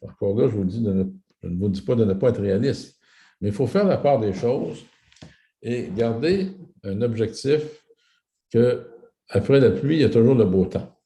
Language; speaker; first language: French; native; French